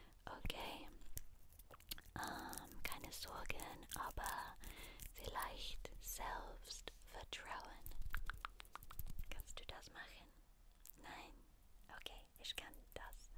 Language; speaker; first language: German; non-native, learner; English